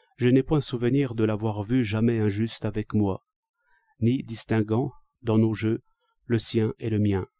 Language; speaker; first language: French; native; French